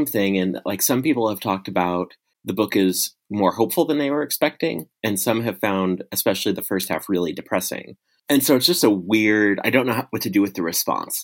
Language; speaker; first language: English; native; English